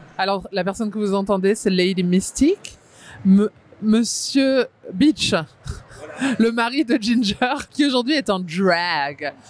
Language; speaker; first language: French; native; French